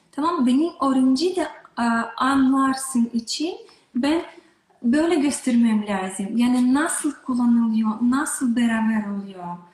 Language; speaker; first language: Turkish; non-native, learner; Russian